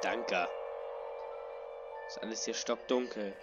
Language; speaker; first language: German; native; German